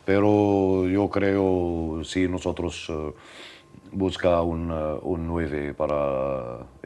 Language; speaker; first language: Spanish; non-native, learner; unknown